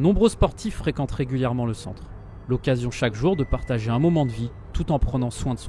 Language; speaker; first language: French; native; French